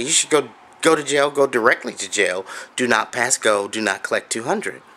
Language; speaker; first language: English; native; English